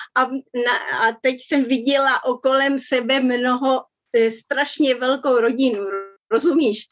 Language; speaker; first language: Czech; early bilingual, other home language; Spanish